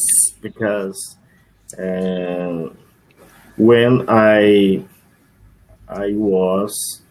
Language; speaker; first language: English; non-native, learner; Portuguese